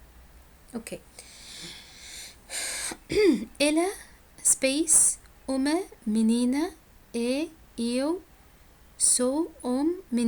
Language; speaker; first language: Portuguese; non-native, learner; Arabic